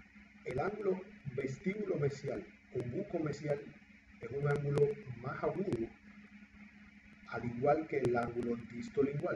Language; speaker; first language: Spanish; native; Spanish